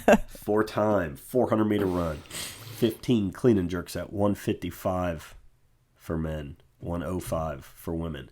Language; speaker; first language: English; native; English